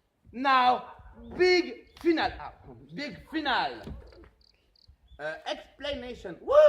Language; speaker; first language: English; non-native, fluent; French